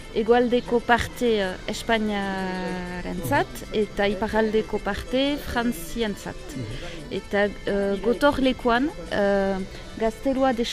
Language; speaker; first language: Basque; non-native, local second language; French